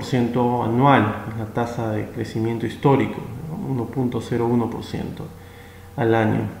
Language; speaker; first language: Spanish; native; Spanish